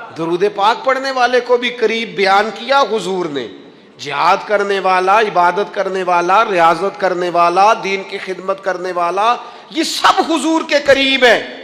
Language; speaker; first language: Urdu; non-native, local second language; Punjabi